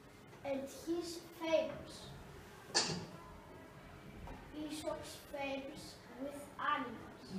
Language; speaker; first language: English; non-native, learner; Greek